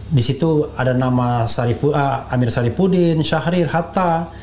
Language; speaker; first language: Indonesian; native; Indonesian